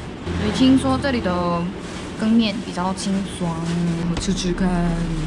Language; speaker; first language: Chinese; non-native, fluent; Korean